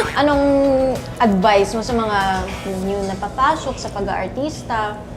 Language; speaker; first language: Filipino; early bilingual, heritage; Filipino